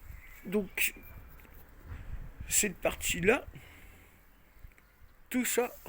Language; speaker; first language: French; native; French